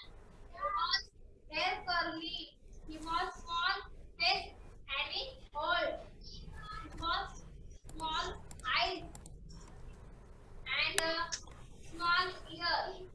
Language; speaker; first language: English; non-native, learner; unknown